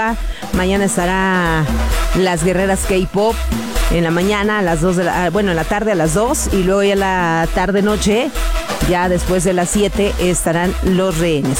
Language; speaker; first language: Spanish; native; Spanish